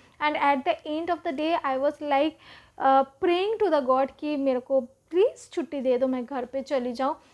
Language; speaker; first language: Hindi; non-native, local second language; Bangla